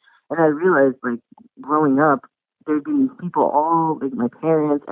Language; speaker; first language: English; native; English